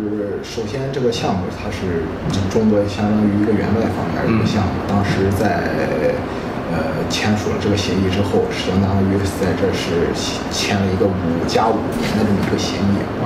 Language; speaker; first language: Chinese; native; Chinese